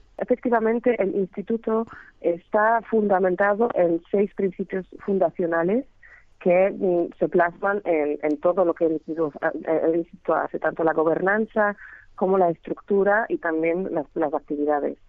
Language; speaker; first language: Spanish; non-native, fluent; Polish